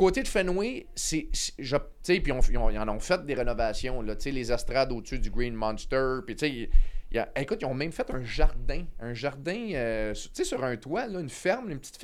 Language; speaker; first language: French; native; French